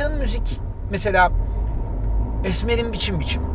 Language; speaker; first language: Turkish; native; Turkish